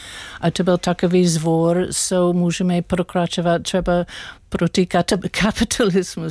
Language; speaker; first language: Czech; non-native, learner; English